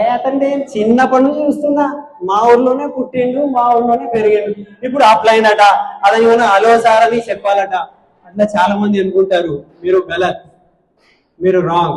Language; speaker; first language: Telugu; non-native, local second language; Hindi